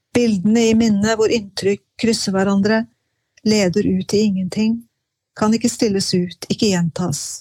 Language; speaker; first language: Norwegian; native; Norwegian